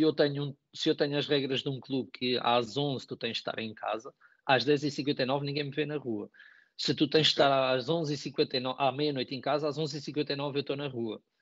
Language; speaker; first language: Portuguese; native; Portuguese